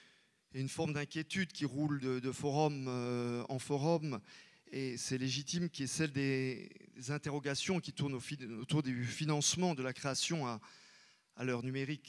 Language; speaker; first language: French; native; French